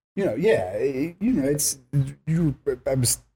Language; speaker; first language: English; native; English